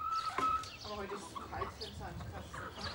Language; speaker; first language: German; native; German